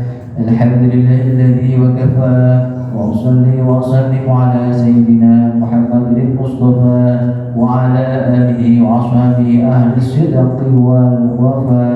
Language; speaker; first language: Indonesian; native; Indonesian